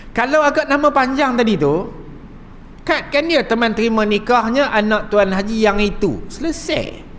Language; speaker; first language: Malay; native; Malay